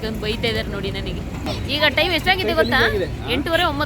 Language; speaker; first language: Kannada; native; Kannada